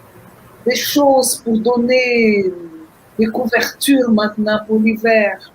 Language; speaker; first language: French; non-native, fluent; Portuguese